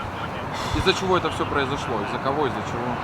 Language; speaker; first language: Russian; native; Russian